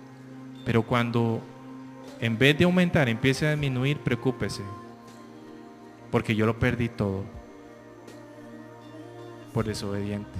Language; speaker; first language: Spanish; native; Spanish